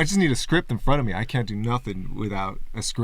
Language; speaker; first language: English; native; English